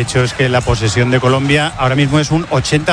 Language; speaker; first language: Spanish; native; Spanish